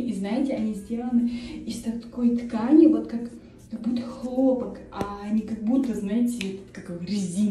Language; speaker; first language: Russian; native; Russian